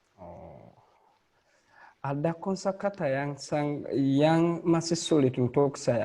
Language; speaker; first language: Indonesian; non-native, learner; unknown